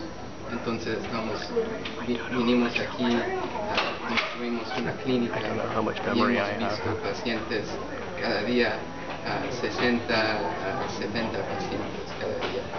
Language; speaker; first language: Spanish; non-native, fluent; English